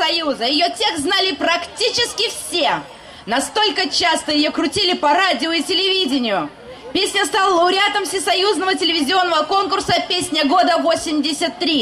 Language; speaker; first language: Russian; native; Russian